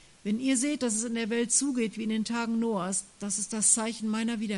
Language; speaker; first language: German; native; German